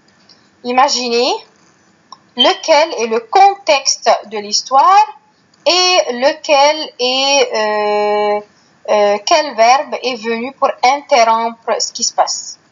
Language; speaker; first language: French; non-native, fluent; Arabic